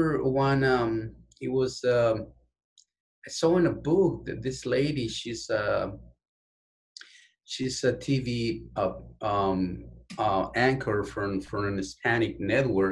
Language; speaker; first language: English; non-native, fluent; Spanish